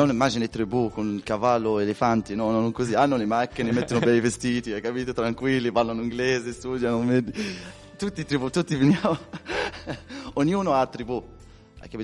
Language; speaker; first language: Italian; non-native, fluent; Arabic